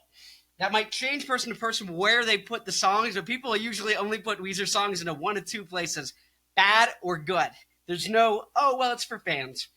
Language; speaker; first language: English; native; English